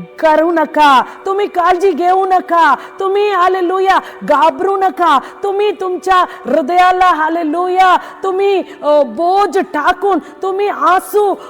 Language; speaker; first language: Marathi; non-native, local second language; Tamil